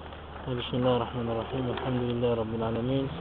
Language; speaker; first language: Arabic; non-native, fluent; French